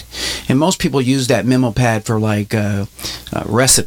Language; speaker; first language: English; native; English